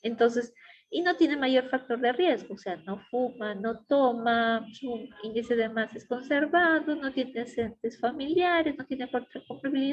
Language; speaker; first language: Spanish; native; Spanish